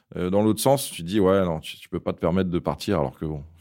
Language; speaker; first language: French; native; French